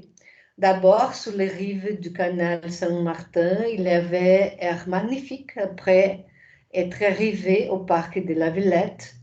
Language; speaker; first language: French; non-native, fluent; Portuguese